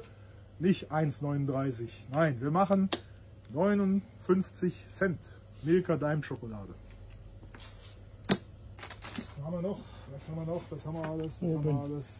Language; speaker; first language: German; native; German